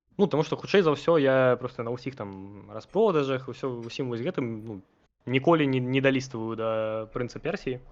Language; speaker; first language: Belarusian; non-native, local second language; Russian